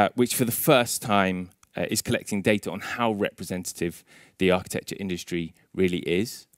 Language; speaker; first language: English; native; English